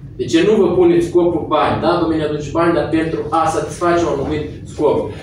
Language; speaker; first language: Romanian; non-native, local second language; Russian